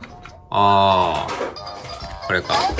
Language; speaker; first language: Japanese; native; Japanese